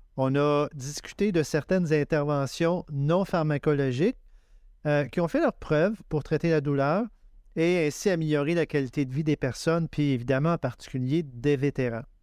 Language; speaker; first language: French; native; French